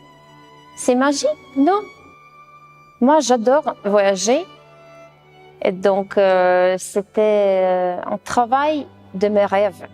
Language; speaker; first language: French; non-native, fluent; Russian